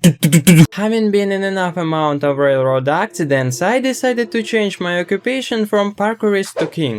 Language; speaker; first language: English; non-native, fluent; Russian